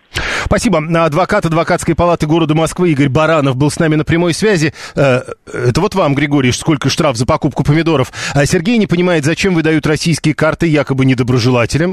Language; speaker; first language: Russian; native; Russian